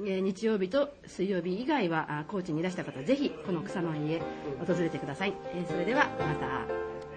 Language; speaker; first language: Japanese; native; Japanese